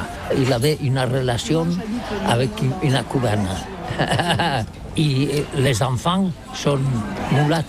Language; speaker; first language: French; non-native, learner; Catalan